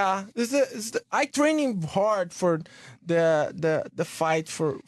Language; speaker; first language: English; non-native, learner; Portuguese